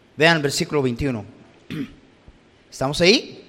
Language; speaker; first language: Spanish; early bilingual, heritage; Spanish